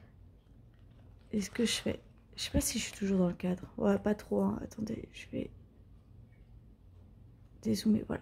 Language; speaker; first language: French; native; French